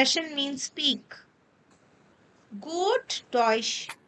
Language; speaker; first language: German; non-native, learner; Tamil